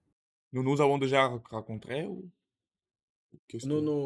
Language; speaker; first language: French; non-native, learner; Russian